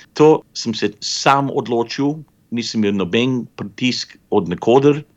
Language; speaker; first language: Slovenian; early bilingual, other home language; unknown